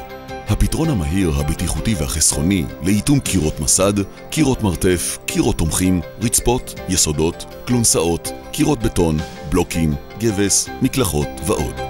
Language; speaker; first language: Hebrew; native; Hebrew